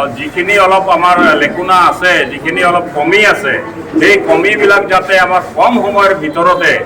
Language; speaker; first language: Assamese; non-native, local second language; Hindi